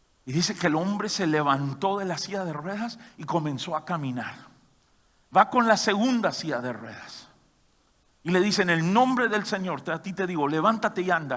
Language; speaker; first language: Spanish; native; Spanish